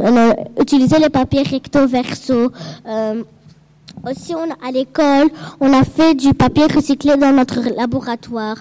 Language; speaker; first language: French; non-native, local second language; Arabic